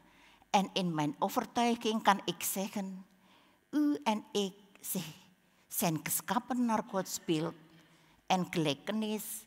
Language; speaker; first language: Dutch; non-native, learner; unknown